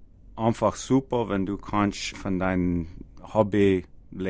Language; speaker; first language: German; non-native, learner; English